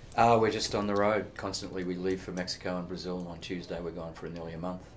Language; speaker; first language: English; native; English